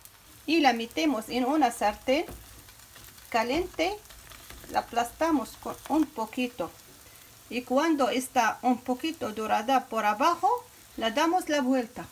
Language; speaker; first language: Spanish; non-native, fluent; Arabic